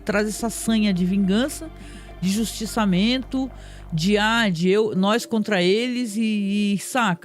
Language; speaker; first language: Portuguese; native; Portuguese